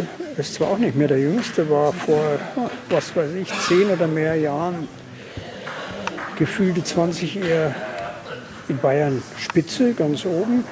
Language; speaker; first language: German; native; German